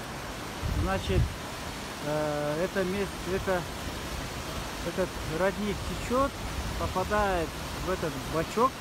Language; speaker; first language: Russian; non-native, local second language; Kyrgyz